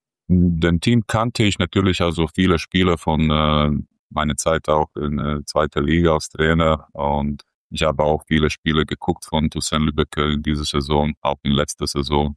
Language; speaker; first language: German; non-native, fluent; Croatian